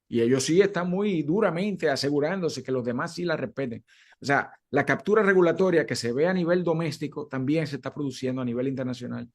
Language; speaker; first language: Spanish; native; Spanish